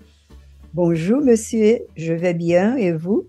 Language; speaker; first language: French; non-native, fluent; Portuguese